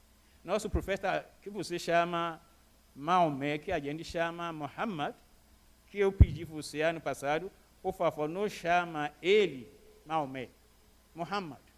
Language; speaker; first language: Portuguese; non-native, fluent; Arabic